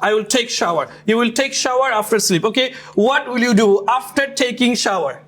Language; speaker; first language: English; non-native, fluent; Bangla